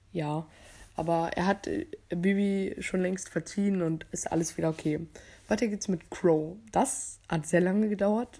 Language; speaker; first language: German; native; German